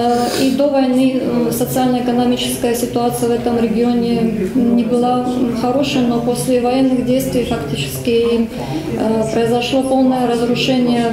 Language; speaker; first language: Russian; native; Russian